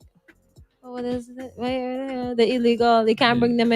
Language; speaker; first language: English; native; English